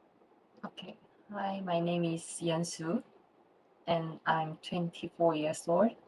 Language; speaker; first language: English; non-native, fluent; Korean